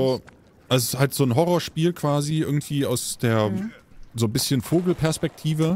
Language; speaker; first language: German; native; German